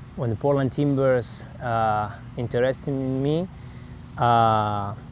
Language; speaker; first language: English; non-native, learner; Spanish